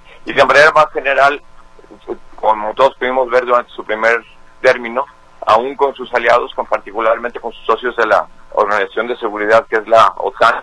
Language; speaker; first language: Spanish; native; Spanish